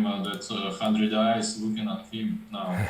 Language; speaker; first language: English; non-native, learner; Russian